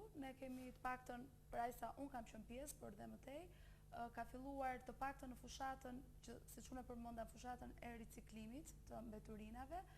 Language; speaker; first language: Albanian; native; Albanian